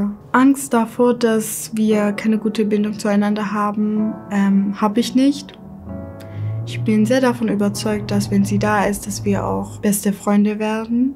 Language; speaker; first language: German; early bilingual, other home language; Kurdish